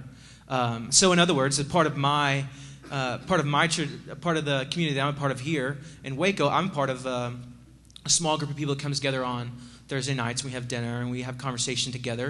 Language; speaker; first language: English; native; English